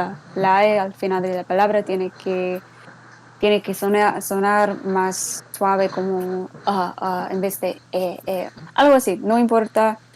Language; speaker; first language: Spanish; non-native, learner; English